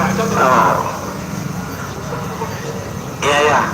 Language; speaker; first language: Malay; non-native, local second language; Madurese